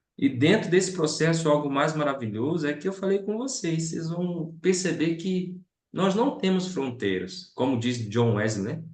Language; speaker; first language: Portuguese; native; Portuguese